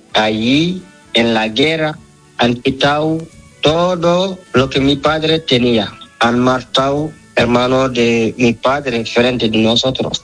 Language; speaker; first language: Spanish; non-native, learner; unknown